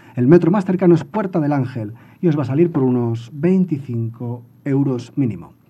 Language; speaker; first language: Spanish; native; Spanish